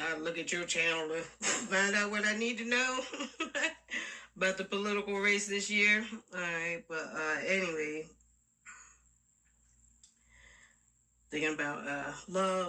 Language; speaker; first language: English; native; English